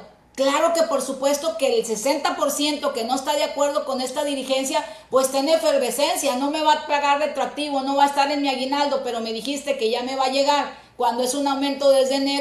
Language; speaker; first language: Spanish; native; Spanish